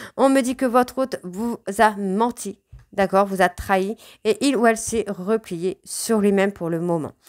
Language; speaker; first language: French; native; French